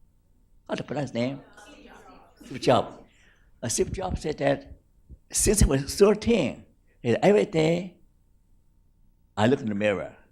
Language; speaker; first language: English; non-native, fluent; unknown